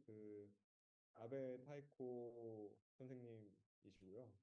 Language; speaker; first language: Korean; native; Korean